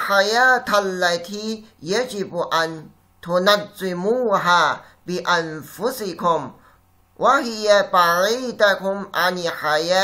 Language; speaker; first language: Arabic; non-native, fluent; Chinese